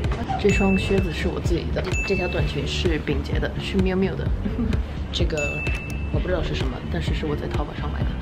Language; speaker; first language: Chinese; early bilingual, heritage; Chinese